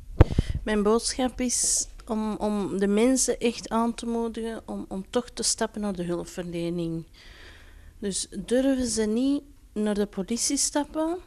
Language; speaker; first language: Dutch; non-native, local second language; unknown